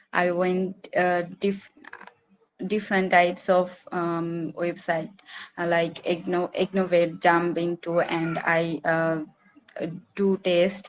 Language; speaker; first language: English; non-native, learner; Bangla